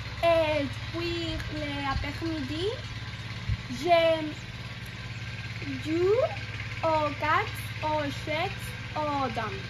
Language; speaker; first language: French; non-native, learner; Spanish